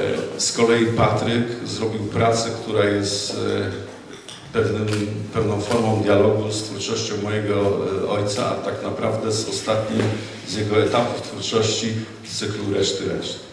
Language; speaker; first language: Polish; native; Polish